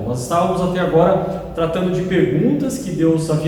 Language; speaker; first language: Portuguese; native; Portuguese